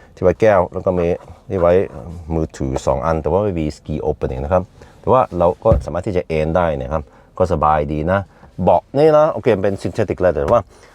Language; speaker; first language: Thai; non-native, fluent; Norwegian